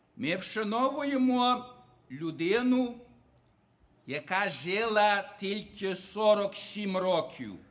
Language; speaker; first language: Ukrainian; early bilingual, heritage; Ukrainian